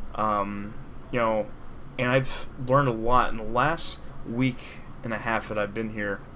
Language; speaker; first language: English; native; English